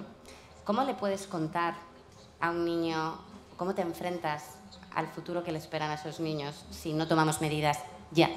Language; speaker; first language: Spanish; native; Spanish